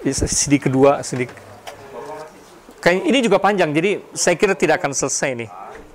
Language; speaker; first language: Indonesian; native; Indonesian